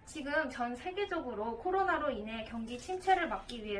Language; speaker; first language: Korean; native; Korean